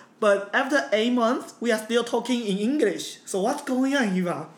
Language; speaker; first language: English; non-native, fluent; Chinese